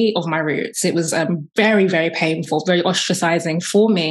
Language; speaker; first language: English; native; English